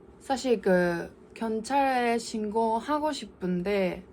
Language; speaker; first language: Korean; non-native, learner; Japanese